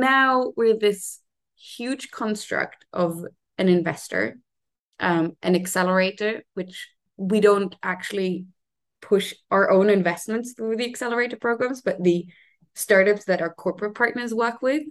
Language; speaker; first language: English; non-native, fluent; Hebrew